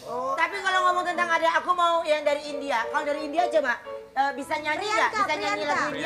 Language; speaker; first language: Indonesian; native; Indonesian